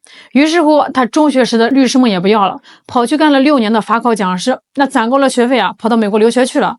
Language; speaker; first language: Chinese; native; Chinese